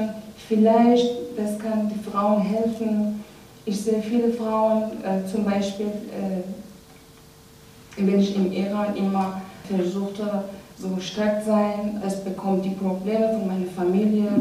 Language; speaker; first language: German; non-native, learner; Persian